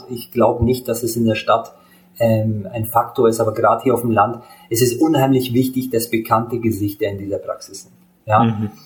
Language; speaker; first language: German; early bilingual, other home language; Hungarian